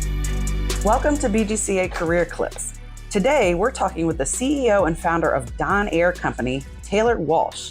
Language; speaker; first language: English; native; English